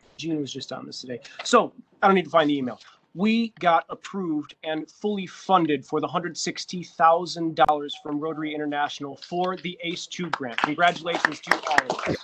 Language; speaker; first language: English; native; English